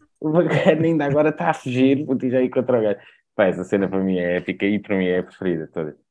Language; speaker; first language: Portuguese; native; Portuguese